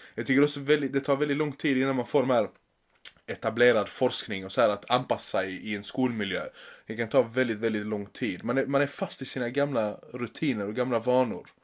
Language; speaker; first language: Swedish; native; Swedish